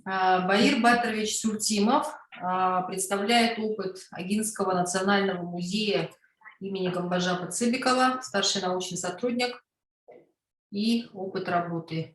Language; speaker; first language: Russian; native; Russian